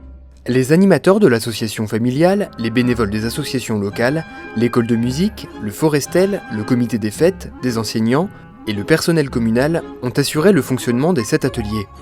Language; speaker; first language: French; native; French